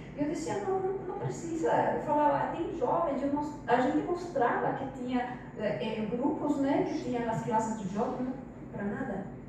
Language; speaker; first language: Portuguese; non-native, fluent; Spanish